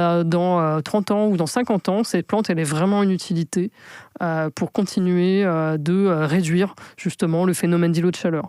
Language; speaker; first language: French; native; French